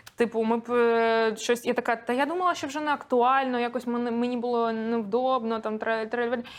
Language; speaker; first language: Ukrainian; non-native, local second language; Russian